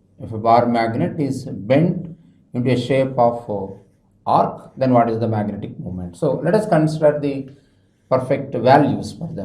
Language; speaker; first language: English; non-native, local second language; Telugu